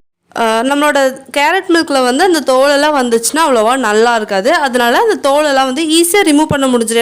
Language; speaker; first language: Tamil; native; Tamil